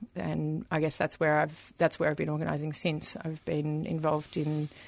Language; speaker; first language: English; native; English